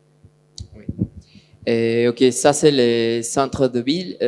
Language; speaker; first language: French; non-native, learner; Spanish